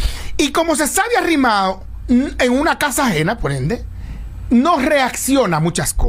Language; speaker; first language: Spanish; native; Spanish